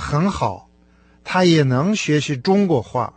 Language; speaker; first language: Chinese; non-native, fluent; Russian